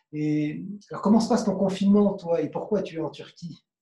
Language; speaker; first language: French; native; French